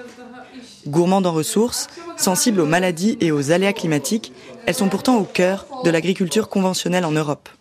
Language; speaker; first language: French; native; French